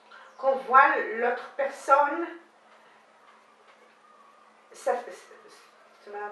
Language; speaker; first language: French; non-native, learner; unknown